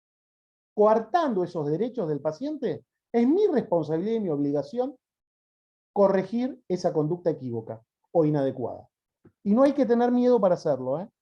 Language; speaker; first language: Spanish; native; Spanish